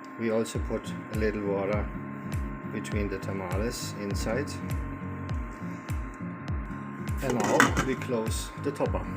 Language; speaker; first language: English; non-native, learner; German